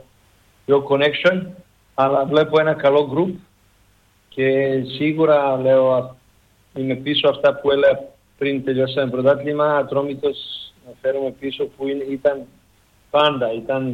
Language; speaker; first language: Greek; non-native, learner; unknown